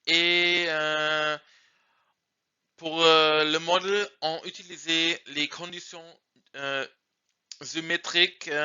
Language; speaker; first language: French; non-native, learner; German